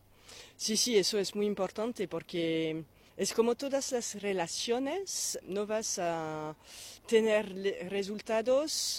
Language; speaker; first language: Spanish; non-native, fluent; French